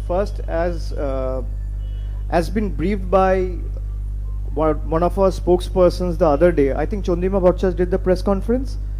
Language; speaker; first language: English; non-native, local second language; Bangla